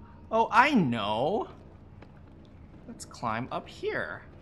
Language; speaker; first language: English; native; English